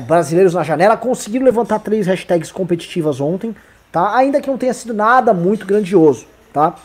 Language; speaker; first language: Portuguese; native; Portuguese